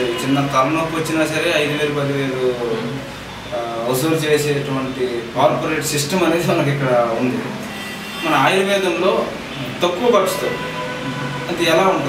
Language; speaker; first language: Telugu; native; Telugu